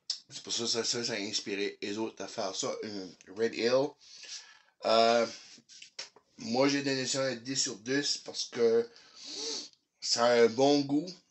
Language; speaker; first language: French; early bilingual, heritage; French